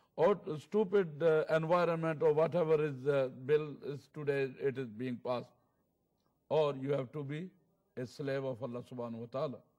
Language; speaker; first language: English; non-native, local second language; Urdu